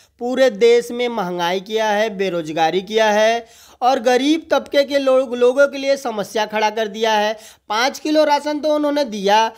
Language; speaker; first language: Hindi; native; Hindi